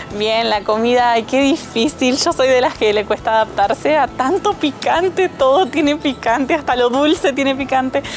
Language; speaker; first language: Spanish; native; Spanish